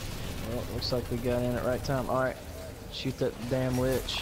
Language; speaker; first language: English; native; English